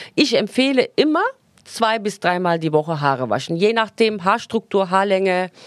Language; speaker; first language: German; non-native, fluent; Turkish